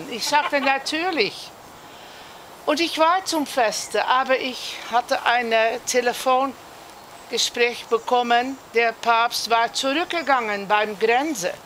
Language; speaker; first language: German; non-native, learner; Dutch